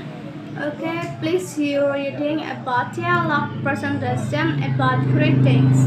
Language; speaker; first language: English; non-native, learner; Indonesian